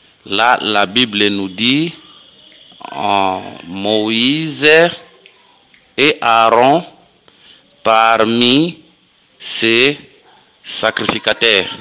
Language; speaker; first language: French; non-native, local second language; Lingala